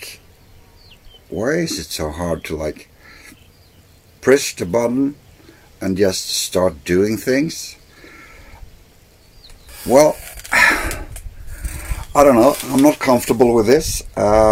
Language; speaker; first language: English; non-native, fluent; Swedish